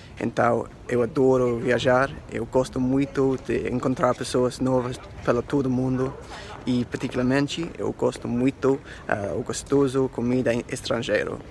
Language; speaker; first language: Portuguese; non-native, learner; English